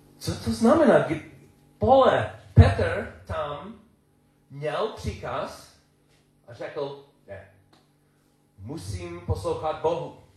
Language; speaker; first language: Czech; non-native, learner; English